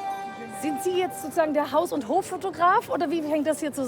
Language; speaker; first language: German; native; German